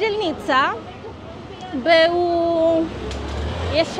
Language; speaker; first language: Polish; non-native, learner; Spanish